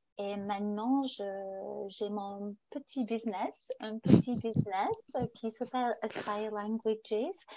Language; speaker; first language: French; non-native, fluent; English